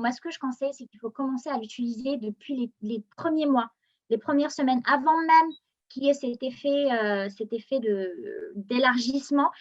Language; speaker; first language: French; non-native, local second language; Arabic